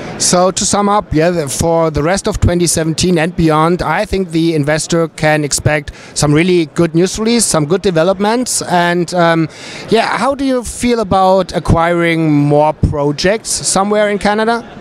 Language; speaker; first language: English; non-native, fluent; German